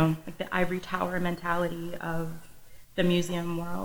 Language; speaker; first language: English; native; English